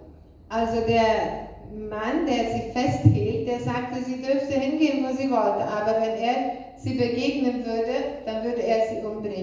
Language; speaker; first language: German; non-native, fluent; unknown